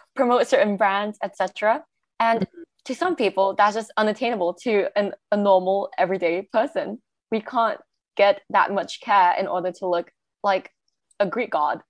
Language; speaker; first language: English; non-native, local second language; Chinese